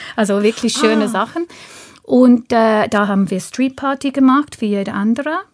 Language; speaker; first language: German; non-native, fluent; English